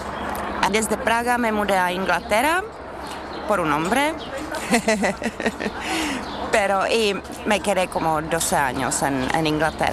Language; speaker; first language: Spanish; non-native, fluent; Czech